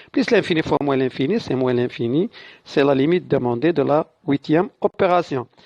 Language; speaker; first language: French; non-native, local second language; Arabic